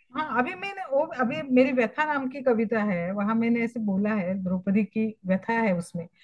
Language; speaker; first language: Hindi; non-native, local second language; Marathi